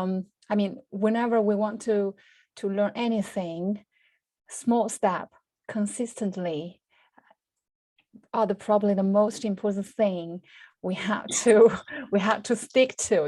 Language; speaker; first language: English; non-native, fluent; Chinese